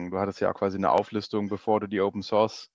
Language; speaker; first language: German; native; German